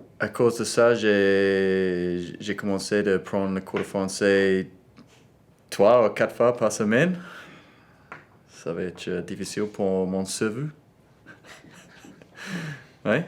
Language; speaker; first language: French; non-native, learner; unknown